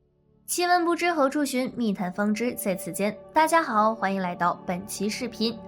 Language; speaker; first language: Chinese; native; Chinese